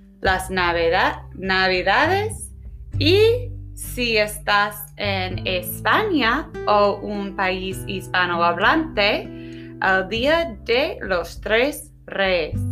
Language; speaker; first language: Spanish; non-native, fluent; English